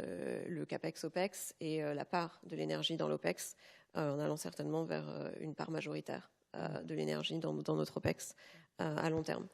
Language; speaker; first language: French; native; French